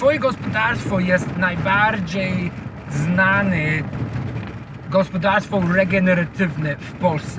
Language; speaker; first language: Polish; non-native, learner; English